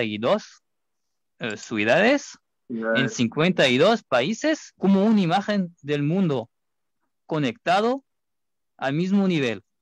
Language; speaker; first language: Spanish; non-native, fluent; German